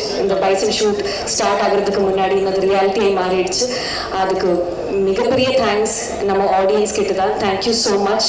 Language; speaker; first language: Tamil; non-native, fluent; Malayalam